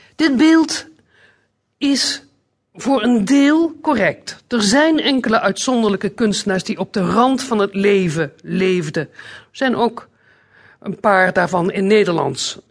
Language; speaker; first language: Dutch; native; Dutch